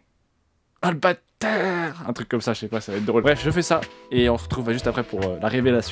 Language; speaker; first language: French; native; French